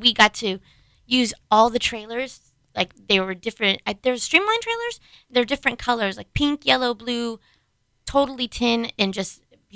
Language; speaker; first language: English; native; English